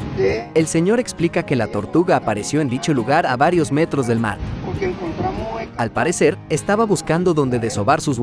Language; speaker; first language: Spanish; native; Spanish